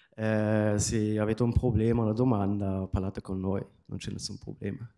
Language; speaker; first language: Italian; non-native, fluent; German